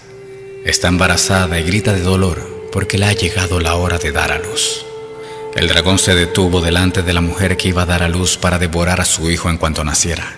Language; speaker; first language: Spanish; native; Spanish